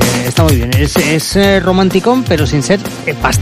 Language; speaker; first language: Spanish; native; Spanish